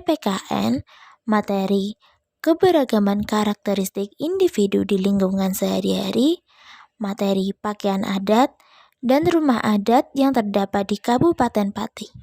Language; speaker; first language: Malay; non-native, local second language; Javanese